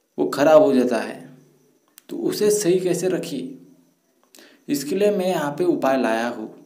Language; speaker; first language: Hindi; non-native, local second language; Marathi